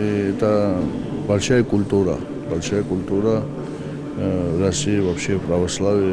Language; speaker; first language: Russian; non-native, fluent; Georgian